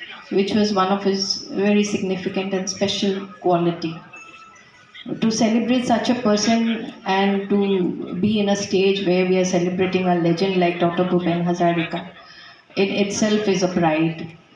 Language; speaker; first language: English; non-native, local second language; Bangla